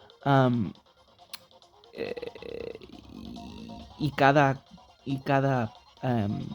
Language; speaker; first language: Spanish; early bilingual, heritage; English